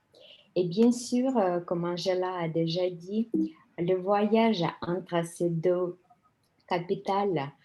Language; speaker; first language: French; non-native, fluent; Russian